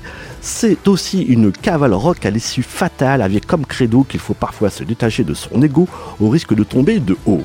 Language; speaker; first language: French; native; French